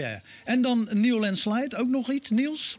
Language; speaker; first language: Dutch; native; Dutch